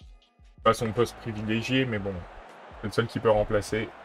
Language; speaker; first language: French; native; French